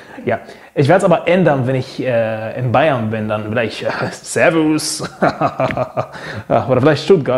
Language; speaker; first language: German; non-native, fluent; Arabic